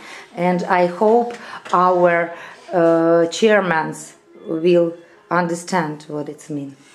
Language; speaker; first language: English; non-native, learner; Russian